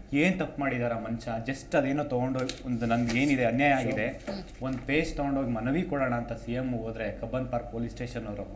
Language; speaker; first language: Kannada; native; Kannada